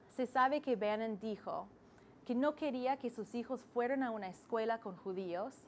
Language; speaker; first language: Spanish; non-native, fluent; English